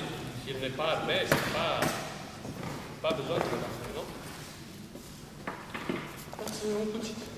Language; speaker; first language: French; non-native, fluent; Romanian